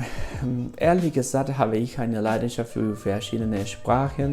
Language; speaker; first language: German; non-native, fluent; Spanish